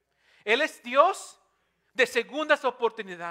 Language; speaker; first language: Spanish; non-native, fluent; English